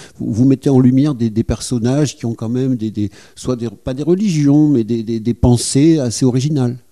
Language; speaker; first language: French; native; French